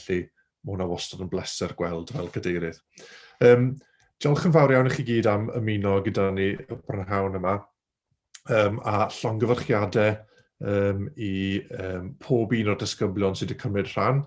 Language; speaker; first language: Welsh; native; Welsh